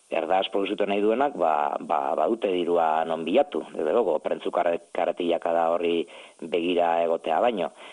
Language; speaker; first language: Basque; native; Basque